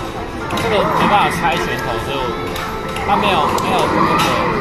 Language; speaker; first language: Chinese; native; Chinese